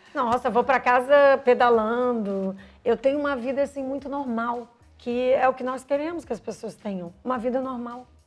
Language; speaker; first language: Portuguese; native; Portuguese